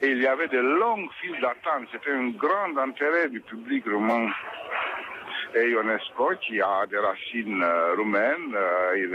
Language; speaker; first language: French; non-native, fluent; Romanian